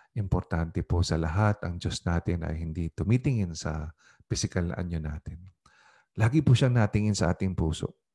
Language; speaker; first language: Filipino; non-native, local second language; Pampanga